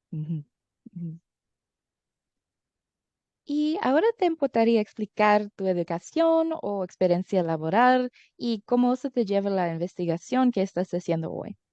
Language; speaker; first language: Spanish; early bilingual, heritage; English